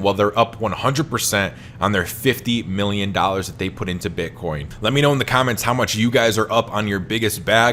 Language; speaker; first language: English; native; English